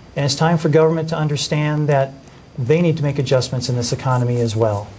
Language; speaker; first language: English; native; English